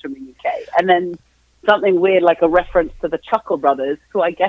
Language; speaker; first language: English; native; English